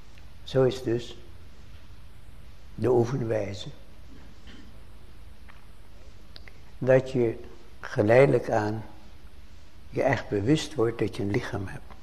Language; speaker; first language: Dutch; native; Dutch